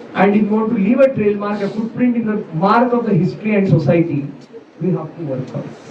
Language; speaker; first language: English; non-native, local second language; Marathi